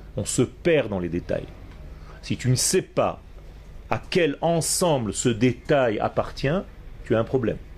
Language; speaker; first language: French; non-native, fluent; Hebrew